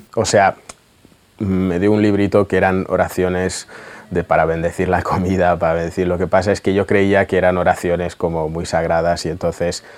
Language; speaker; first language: Spanish; early bilingual, other home language; Russian